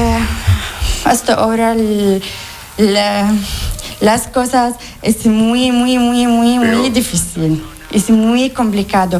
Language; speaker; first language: Spanish; non-native, learner; Arabic